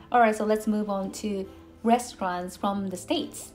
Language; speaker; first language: English; non-native, learner; Japanese